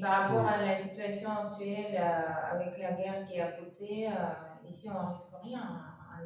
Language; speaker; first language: French; non-native, fluent; Russian